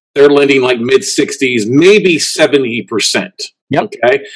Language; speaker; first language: English; native; English